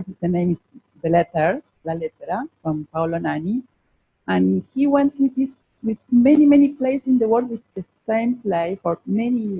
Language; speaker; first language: English; non-native, fluent; Spanish